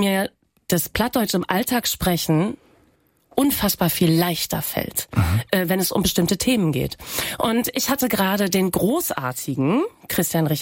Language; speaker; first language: German; non-native, local second language; Low German